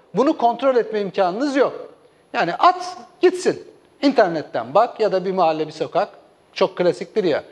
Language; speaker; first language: Turkish; native; Turkish